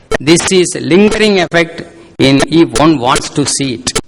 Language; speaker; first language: English; non-native, local second language; Tamil